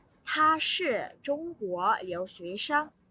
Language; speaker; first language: Chinese; non-native, fluent; Vietnamese